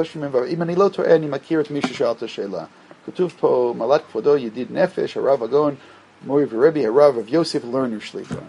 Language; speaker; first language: Hebrew; non-native, fluent; English